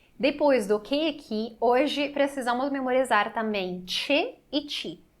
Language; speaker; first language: Portuguese; non-native, fluent; Italian